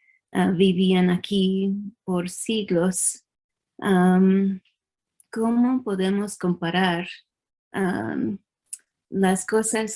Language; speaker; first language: Spanish; early bilingual, heritage; English